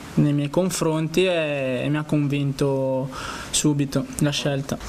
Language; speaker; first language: Italian; early bilingual, other home language; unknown